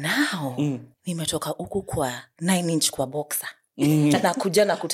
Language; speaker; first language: English; non-native, local second language; Swahili